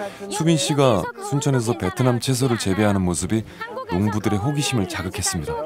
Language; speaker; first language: Korean; native; Korean